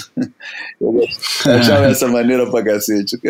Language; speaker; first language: Portuguese; native; Portuguese